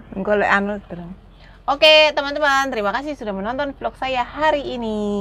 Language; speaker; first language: Indonesian; non-native, local second language; Javanese